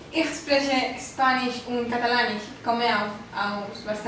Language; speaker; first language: German; non-native, learner; Spanish